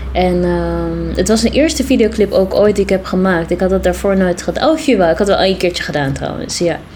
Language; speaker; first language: Dutch; early bilingual, other home language; Tigrinya